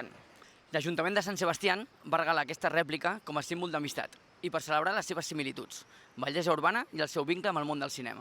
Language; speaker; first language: Catalan; native; Catalan